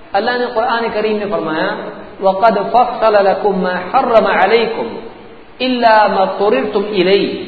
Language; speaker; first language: Urdu; native; Urdu